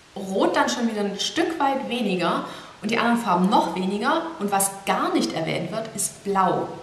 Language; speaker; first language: German; native; German